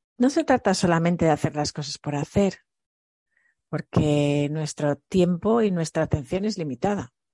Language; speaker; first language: Spanish; early bilingual, other home language; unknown